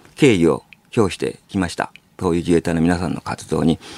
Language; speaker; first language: Japanese; native; Japanese